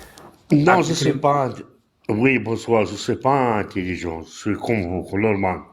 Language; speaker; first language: French; non-native, learner; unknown